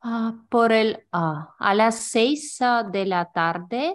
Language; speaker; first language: Spanish; non-native, learner; English